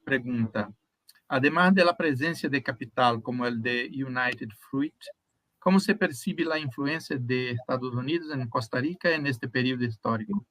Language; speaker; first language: Spanish; non-native, fluent; Portuguese